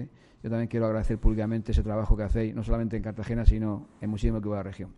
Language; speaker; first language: Spanish; native; Spanish